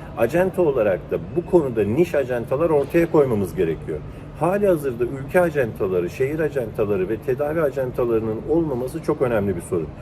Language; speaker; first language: Turkish; native; Turkish